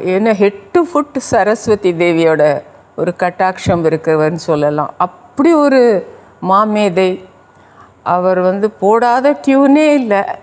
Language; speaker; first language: Tamil; native; Tamil